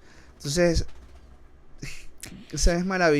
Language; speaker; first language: Spanish; native; Spanish